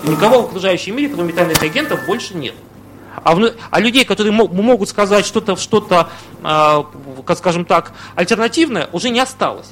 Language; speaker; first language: Russian; native; Russian